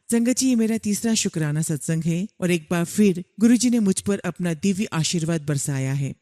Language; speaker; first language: Hindi; native; Hindi